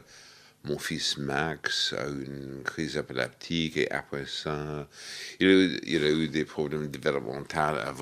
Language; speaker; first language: French; non-native, fluent; English